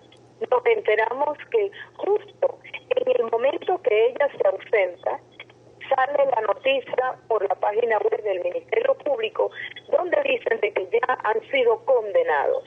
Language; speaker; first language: Spanish; native; Spanish